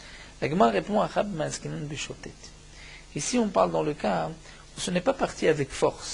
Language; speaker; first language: French; native; French